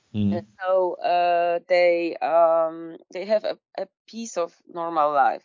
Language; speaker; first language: English; non-native, fluent; Polish